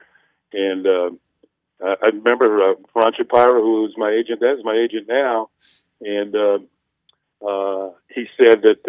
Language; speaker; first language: English; native; English